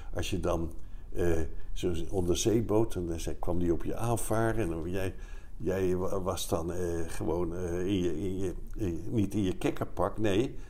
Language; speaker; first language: Dutch; native; Dutch